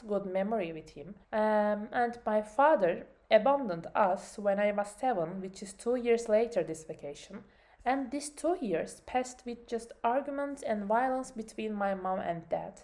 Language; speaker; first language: English; non-native, learner; Turkish